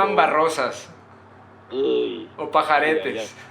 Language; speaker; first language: Spanish; native; Spanish